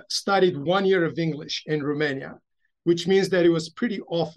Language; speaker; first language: English; early bilingual, other home language; Romanian